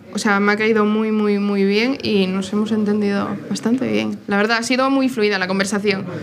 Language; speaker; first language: Spanish; native; Spanish